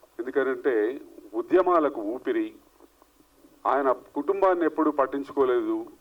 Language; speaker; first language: Telugu; native; Telugu